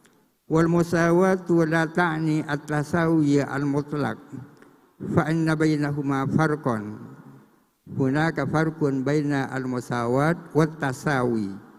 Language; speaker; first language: Arabic; non-native, fluent; Indonesian